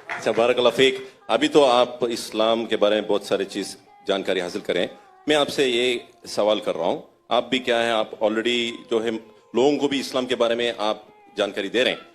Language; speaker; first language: Hindi; non-native, local second language; Tamil